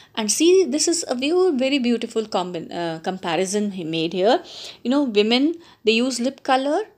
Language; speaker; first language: English; non-native, local second language; Punjabi